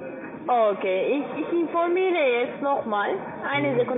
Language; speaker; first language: German; non-native, learner; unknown